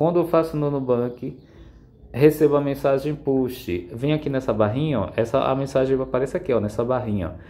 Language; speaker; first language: Portuguese; native; Portuguese